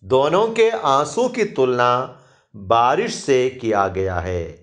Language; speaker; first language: Hindi; non-native, local second language; Malayalam